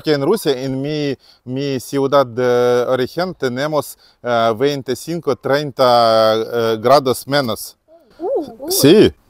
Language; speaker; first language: Spanish; non-native, learner; Russian